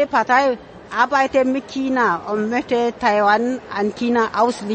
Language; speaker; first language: German; non-native, fluent; Min Nan Chinese